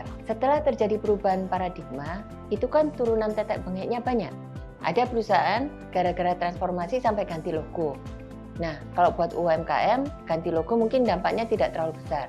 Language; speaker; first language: Indonesian; native; Indonesian